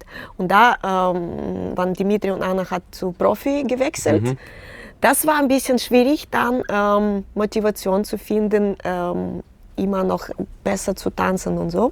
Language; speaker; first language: German; non-native, learner; Russian